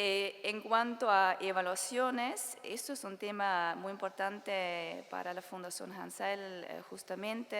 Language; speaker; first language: Spanish; non-native, fluent; German